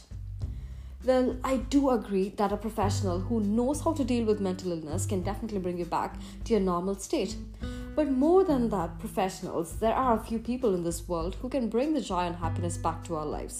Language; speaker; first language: English; non-native, local second language; Tamil